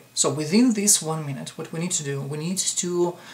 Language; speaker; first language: English; non-native, fluent; Russian